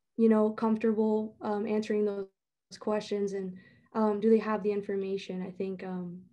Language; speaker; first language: English; native; English